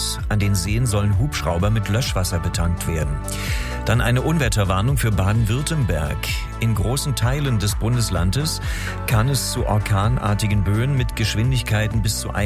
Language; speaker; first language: German; native; German